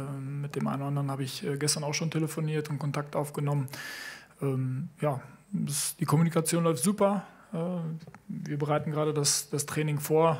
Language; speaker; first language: German; early bilingual, other home language; Italian